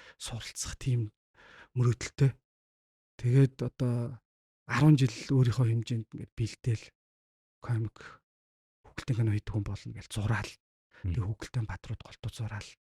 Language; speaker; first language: Mongolian; native; Mongolian